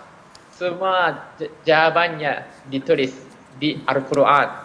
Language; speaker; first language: Indonesian; non-native, fluent; Japanese